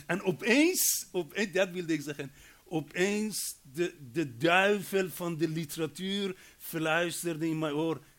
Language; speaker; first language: Dutch; non-native, fluent; Persian